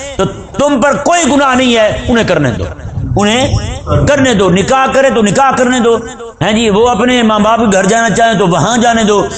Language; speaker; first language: Urdu; native; Urdu